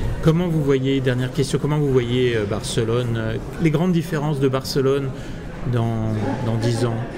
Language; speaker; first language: French; non-native, learner; Catalan